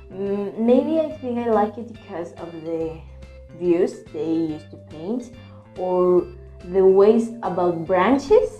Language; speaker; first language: English; non-native, learner; Spanish